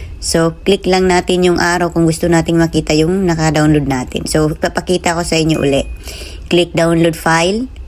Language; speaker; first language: Filipino; non-native, local second language; Cebuano